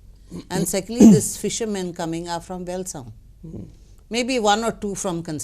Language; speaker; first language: English; non-native, local second language; Konkani